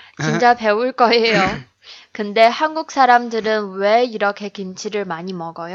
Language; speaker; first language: Korean; non-native, fluent; Chinese